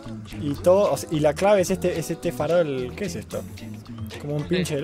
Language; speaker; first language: Spanish; native; Spanish